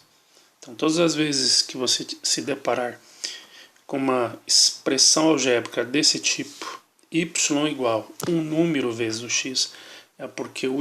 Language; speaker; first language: Portuguese; native; Portuguese